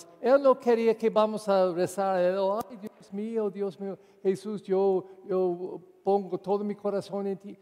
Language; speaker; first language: Spanish; non-native, fluent; English